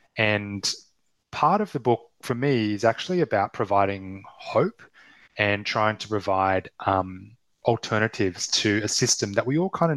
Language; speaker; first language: English; native; English